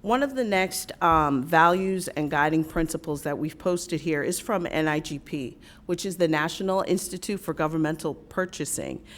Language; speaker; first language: English; native; English